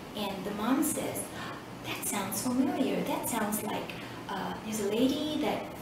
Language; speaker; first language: English; early bilingual, other home language; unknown